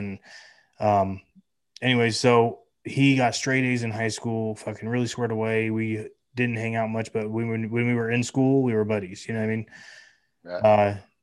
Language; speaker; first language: English; native; English